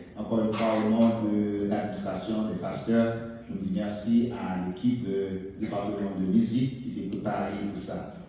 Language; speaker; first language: French; non-native, local second language; Haitian Creole